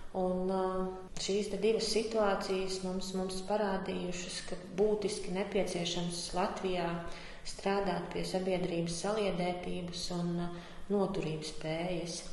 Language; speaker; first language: Latvian; native; Latvian